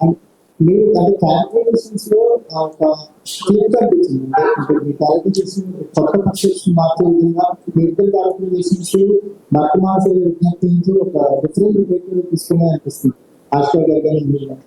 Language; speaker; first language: Telugu; native; Telugu